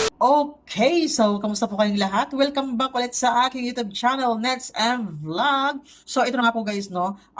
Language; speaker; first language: Filipino; non-native, local second language; Cebuano